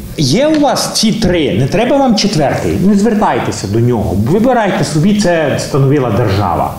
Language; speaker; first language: Ukrainian; native; Ukrainian